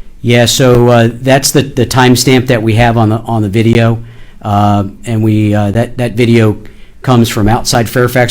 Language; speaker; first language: English; native; English